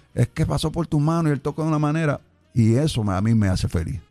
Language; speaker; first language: Spanish; early bilingual, heritage; Spanish